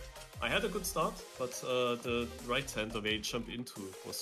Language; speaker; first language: English; non-native, learner; German